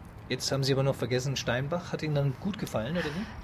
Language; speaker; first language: German; native; German